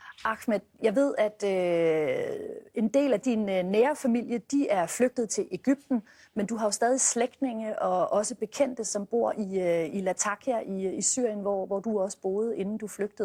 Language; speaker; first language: Danish; native; Danish